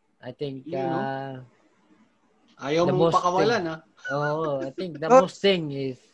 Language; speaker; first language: English; non-native, local second language; Filipino